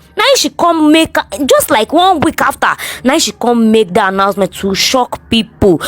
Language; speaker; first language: Nigerian Pidgin; non-native, local second language; Yoruba